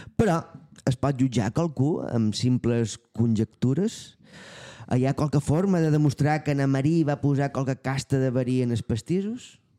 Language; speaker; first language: Catalan; native; Catalan